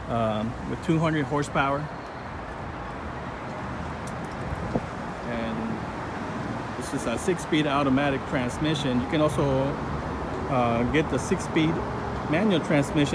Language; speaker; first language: English; native; English